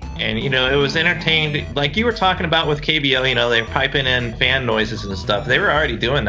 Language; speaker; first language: English; native; English